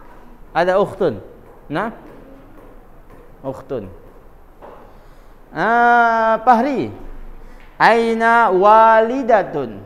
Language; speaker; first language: Arabic; non-native, fluent; Indonesian